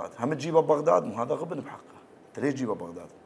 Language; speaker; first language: Arabic; native; Arabic